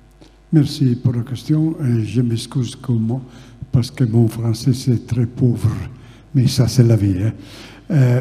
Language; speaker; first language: French; non-native, fluent; Italian